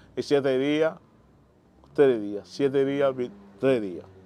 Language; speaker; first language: Spanish; non-native, learner; Haitian Creole